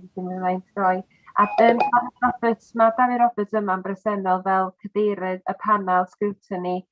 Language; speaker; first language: Welsh; native; Welsh